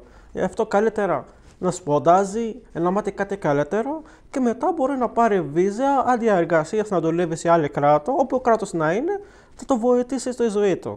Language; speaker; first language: Greek; non-native, learner; Arabic